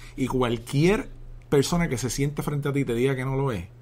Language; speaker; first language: Spanish; native; Spanish